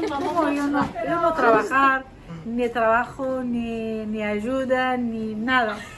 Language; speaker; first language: Spanish; non-native, learner; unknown